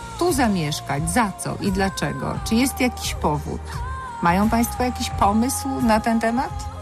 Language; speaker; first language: Polish; native; Polish